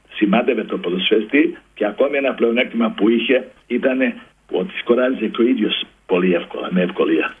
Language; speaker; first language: Greek; non-native, fluent; Serbian